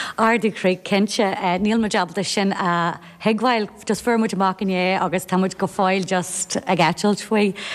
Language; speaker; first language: Irish; non-native, local second language; English